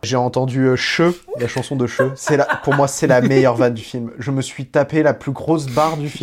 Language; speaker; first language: French; native; French